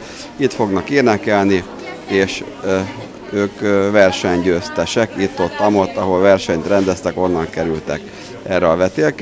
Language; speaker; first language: Hungarian; native; Hungarian